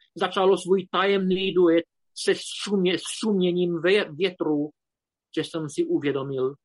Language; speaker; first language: Czech; non-native, fluent; Romanian